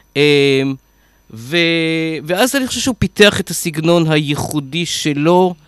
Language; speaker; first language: Hebrew; native; Hebrew